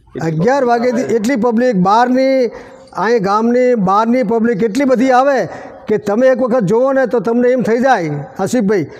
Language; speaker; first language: Gujarati; native; Gujarati